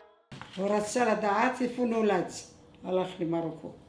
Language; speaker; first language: Hebrew; non-native, fluent; Arabic